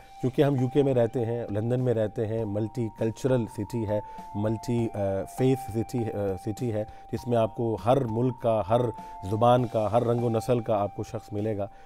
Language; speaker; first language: Urdu; non-native, local second language; Punjabi